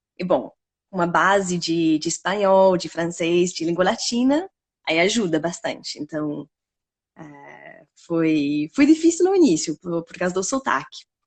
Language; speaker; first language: Portuguese; non-native, fluent; English